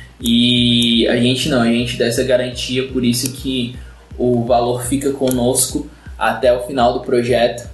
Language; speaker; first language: Portuguese; native; Portuguese